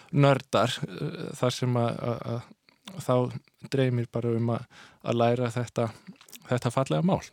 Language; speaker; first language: Icelandic; non-native, fluent; Danish